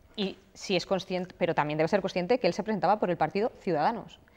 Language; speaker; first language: Spanish; native; Spanish